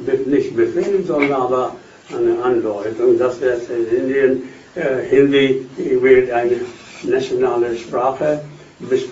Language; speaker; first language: German; non-native, fluent; Hindi